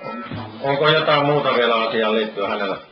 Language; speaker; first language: Finnish; native; Finnish